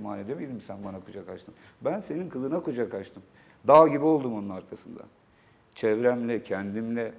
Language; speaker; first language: Turkish; native; Turkish